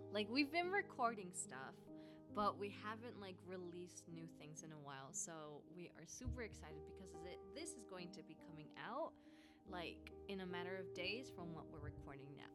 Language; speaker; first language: English; early bilingual, other home language; Spanish